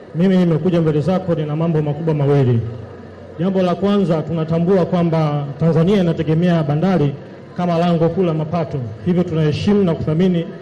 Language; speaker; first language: Swahili; native; Swahili